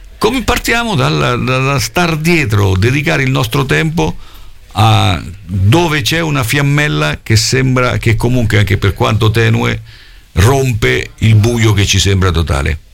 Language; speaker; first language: Italian; native; Italian